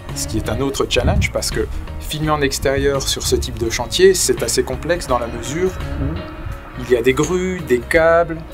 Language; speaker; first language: French; native; French